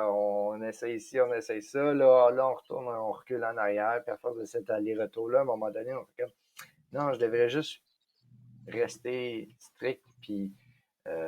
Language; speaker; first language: French; native; French